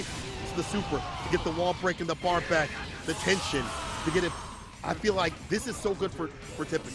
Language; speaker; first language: English; native; English